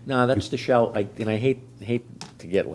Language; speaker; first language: English; native; English